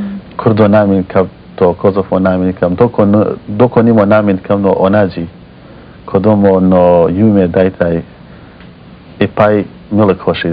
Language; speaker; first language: Japanese; non-native, learner; Kurdish